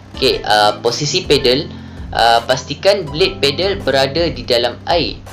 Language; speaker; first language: Malay; native; Malay